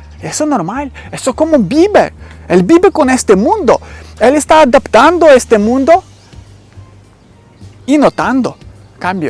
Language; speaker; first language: Spanish; non-native, learner; Ukrainian